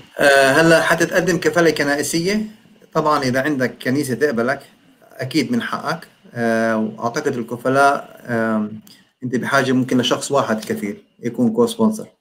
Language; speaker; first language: Arabic; native; Arabic